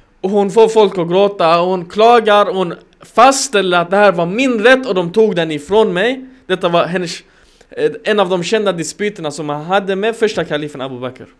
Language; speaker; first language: Swedish; non-native, fluent; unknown